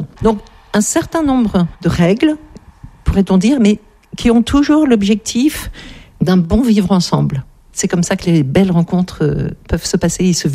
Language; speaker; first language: French; native; French